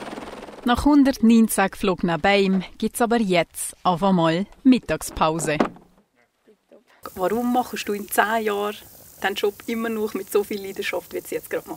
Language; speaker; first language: German; native; German